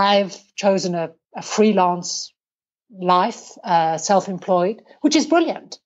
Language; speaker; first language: English; native; English